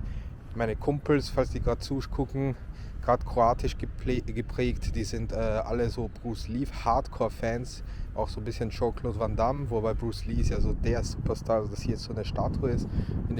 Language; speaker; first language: German; native; German